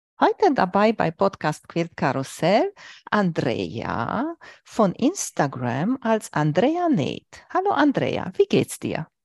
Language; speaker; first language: German; non-native, fluent; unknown